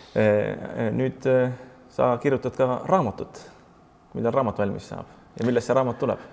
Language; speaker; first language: Estonian; native; Estonian